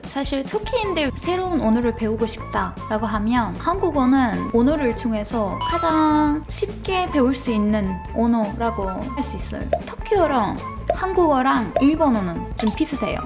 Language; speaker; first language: Korean; non-native, fluent; Turkish